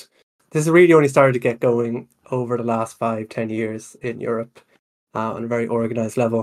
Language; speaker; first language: English; native; English